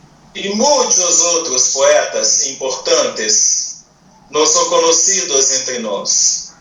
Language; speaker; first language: Spanish; non-native, learner; Portuguese